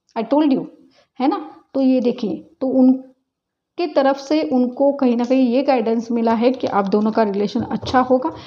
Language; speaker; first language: Hindi; non-native, local second language; Marathi